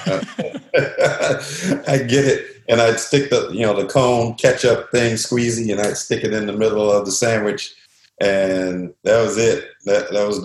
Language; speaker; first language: English; native; English